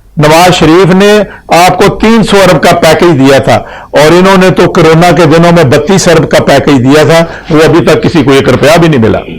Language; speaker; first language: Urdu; non-native, local second language; Punjabi